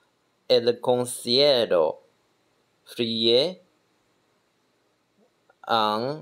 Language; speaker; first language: Spanish; non-native, learner; Chinese